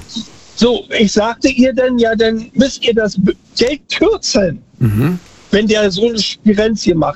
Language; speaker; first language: German; native; German